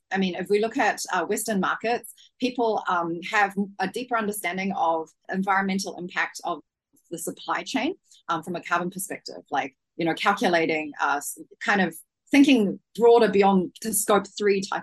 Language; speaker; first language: English; native; English